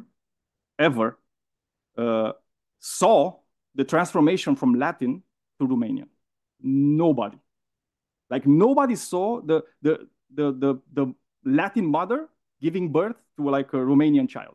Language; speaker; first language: English; non-native, fluent; Romanian